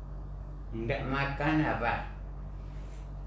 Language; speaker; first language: Indonesian; non-native, local second language; Hakka Chinese